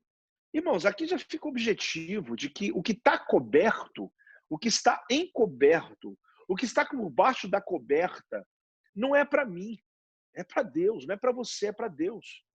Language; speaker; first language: Portuguese; native; Portuguese